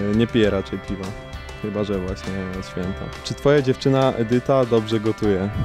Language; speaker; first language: Polish; early bilingual, other home language; Ukrainian